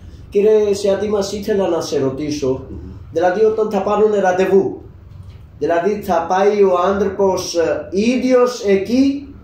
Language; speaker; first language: Greek; non-native, learner; Urdu